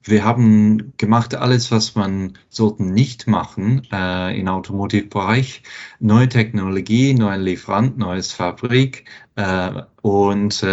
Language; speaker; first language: German; non-native, fluent; English